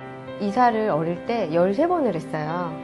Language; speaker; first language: Korean; native; Korean